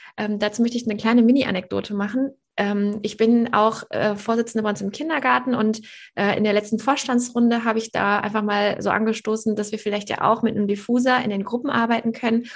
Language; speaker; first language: German; native; German